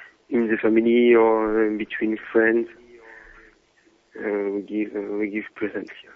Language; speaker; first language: English; non-native, learner; French